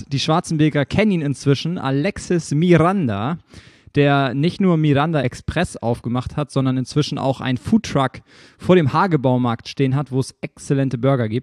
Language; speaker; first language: German; native; German